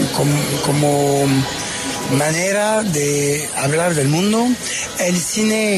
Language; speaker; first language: Spanish; non-native, fluent; French